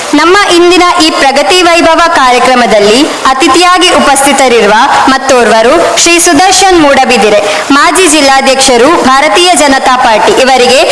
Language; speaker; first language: Kannada; native; Kannada